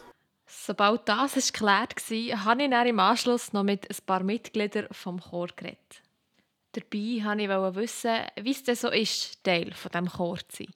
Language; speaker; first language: German; native; German